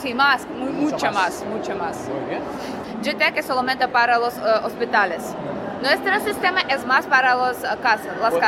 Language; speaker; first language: Spanish; non-native, learner; Russian